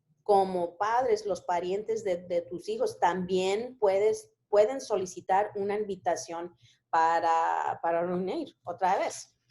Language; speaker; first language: Spanish; early bilingual, heritage; Spanish